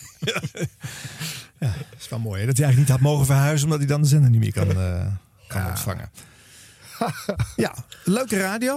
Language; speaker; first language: Dutch; native; Dutch